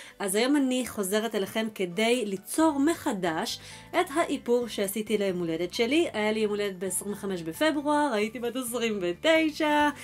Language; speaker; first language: Hebrew; early bilingual, other home language; Russian